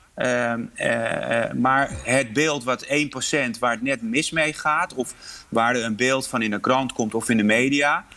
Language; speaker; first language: Dutch; early bilingual, other home language; Polish